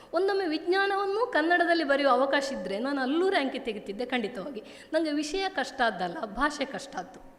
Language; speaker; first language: Kannada; native; Kannada